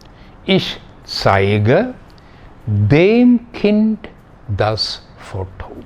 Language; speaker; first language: German; non-native, fluent; Malayalam